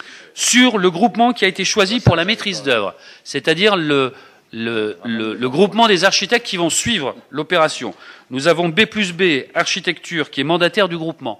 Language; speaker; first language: French; native; French